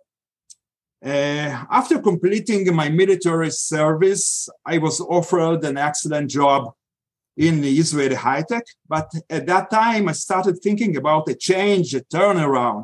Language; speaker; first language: English; non-native, fluent; Yiddish